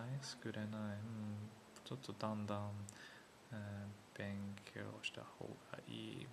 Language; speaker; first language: Japanese; non-native, learner; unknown